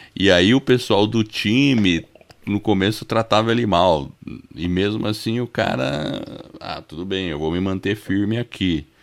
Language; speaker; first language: Portuguese; non-native, fluent; English